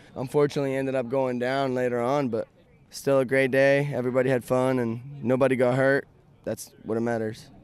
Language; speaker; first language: English; non-native, fluent; Japanese